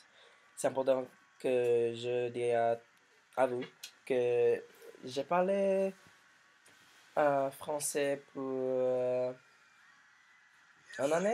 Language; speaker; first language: French; non-native, learner; English